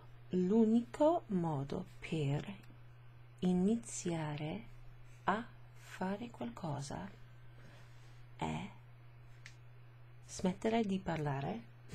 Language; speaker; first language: Italian; non-native, fluent; English